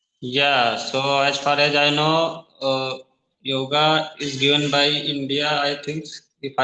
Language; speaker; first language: English; non-native, learner; Hindi